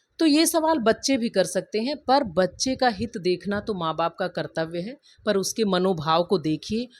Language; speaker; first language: Hindi; native; Hindi